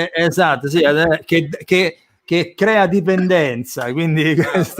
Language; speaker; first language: Italian; native; Italian